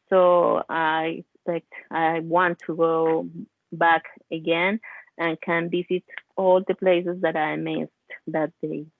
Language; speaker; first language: English; non-native, learner; Spanish